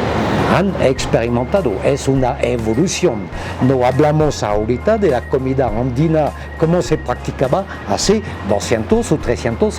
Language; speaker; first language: Spanish; non-native, fluent; French